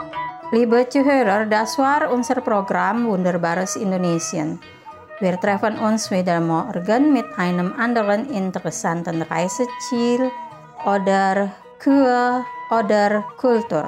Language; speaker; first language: German; non-native, fluent; Indonesian